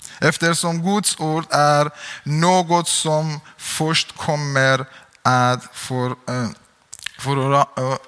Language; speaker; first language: Swedish; non-native, learner; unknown